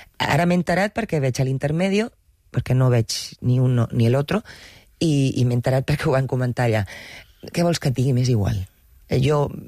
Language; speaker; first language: Catalan; non-native, local second language; Spanish